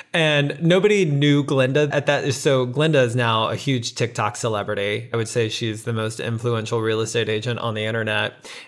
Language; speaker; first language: English; native; English